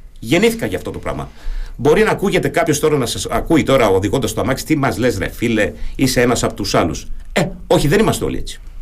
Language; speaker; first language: Greek; early bilingual, heritage; German